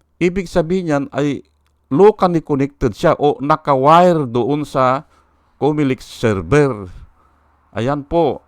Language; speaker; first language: Filipino; native; Filipino